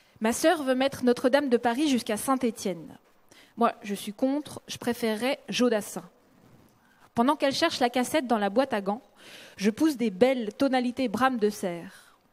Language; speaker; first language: French; early bilingual, other home language; Russian